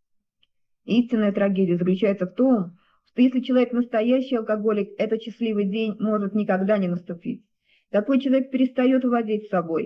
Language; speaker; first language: Russian; native; Russian